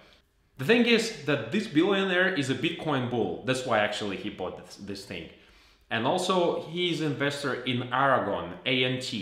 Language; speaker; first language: English; non-native, fluent; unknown